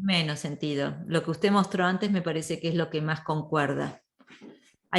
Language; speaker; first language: Spanish; native; Spanish